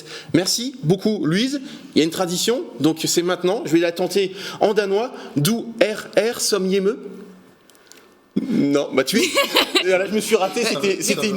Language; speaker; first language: French; native; French